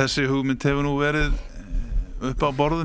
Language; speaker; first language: Icelandic; native; Icelandic